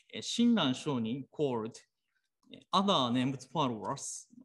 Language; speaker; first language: English; non-native, fluent; Japanese